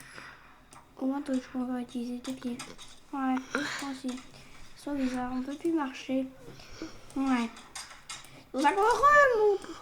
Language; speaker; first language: French; native; French